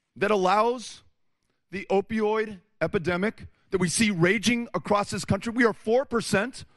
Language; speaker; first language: English; native; English